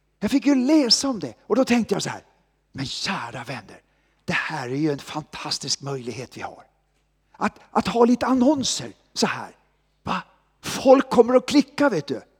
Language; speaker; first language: Swedish; native; Swedish